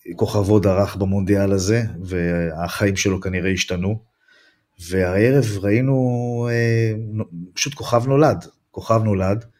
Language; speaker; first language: Hebrew; native; Hebrew